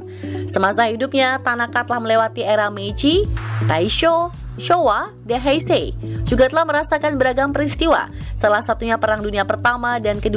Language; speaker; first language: Indonesian; native; Indonesian